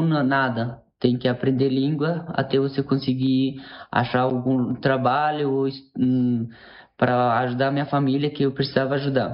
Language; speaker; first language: Portuguese; non-native, learner; Persian